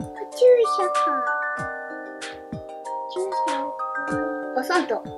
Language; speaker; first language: Japanese; native; Japanese